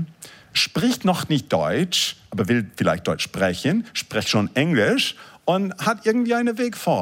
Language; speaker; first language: German; non-native, fluent; English